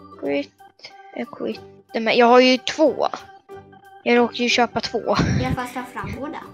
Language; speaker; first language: Swedish; native; Swedish